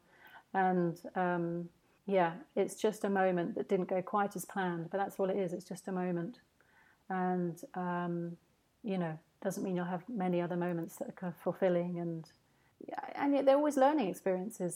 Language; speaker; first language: English; native; English